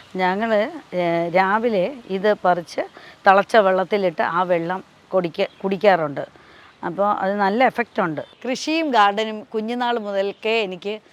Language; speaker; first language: Malayalam; non-native, local second language; Tamil